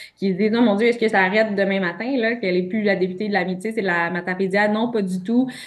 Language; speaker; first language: French; native; French